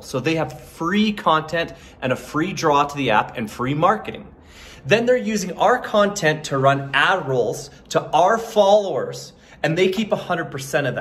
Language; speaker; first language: English; native; English